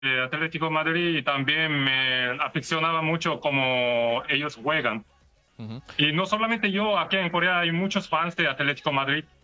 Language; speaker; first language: Spanish; non-native, learner; Korean